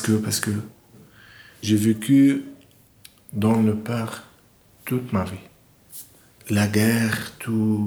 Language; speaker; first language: French; non-native, learner; English